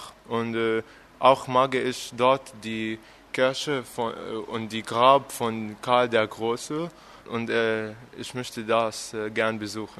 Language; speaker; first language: German; non-native, learner; Arabic